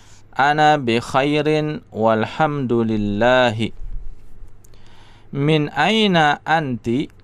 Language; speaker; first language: Arabic; non-native, fluent; Indonesian